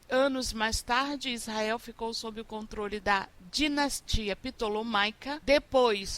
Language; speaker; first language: Portuguese; native; Portuguese